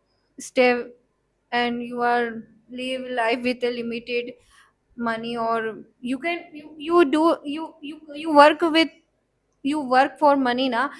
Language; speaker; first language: English; non-native, learner; Hindi